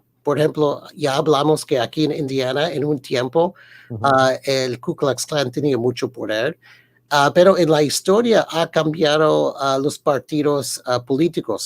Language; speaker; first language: Spanish; early bilingual, heritage; Spanish